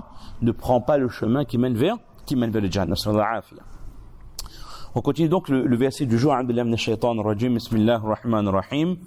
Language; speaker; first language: French; native; French